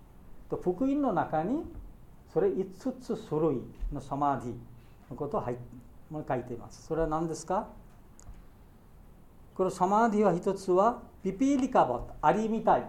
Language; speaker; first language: Japanese; non-native, learner; Bangla